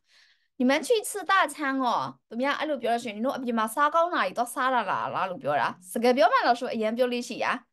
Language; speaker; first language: Chinese; native; Chinese